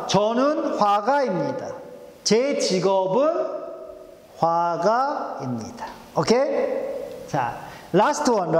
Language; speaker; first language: Korean; non-native, fluent; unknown